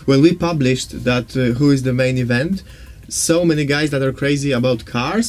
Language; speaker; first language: English; non-native, fluent; Polish